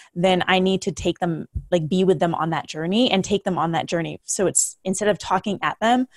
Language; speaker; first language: English; early bilingual, other home language; Hindi